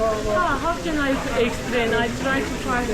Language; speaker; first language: English; non-native, fluent; Turkish